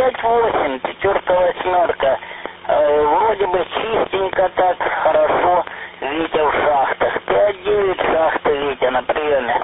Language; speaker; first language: Russian; native; Russian